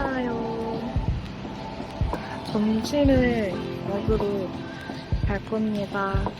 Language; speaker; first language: Korean; non-native, fluent; Japanese